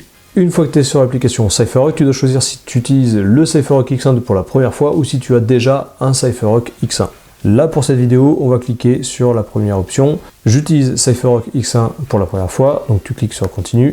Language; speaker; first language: French; native; French